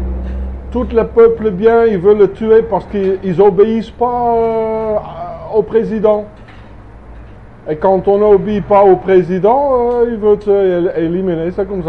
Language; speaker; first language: French; non-native, learner; English